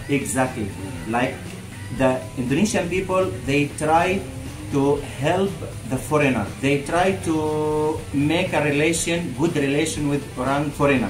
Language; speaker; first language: English; non-native, learner; Arabic